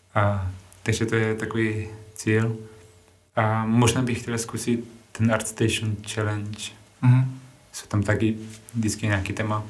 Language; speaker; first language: Czech; non-native, fluent; Spanish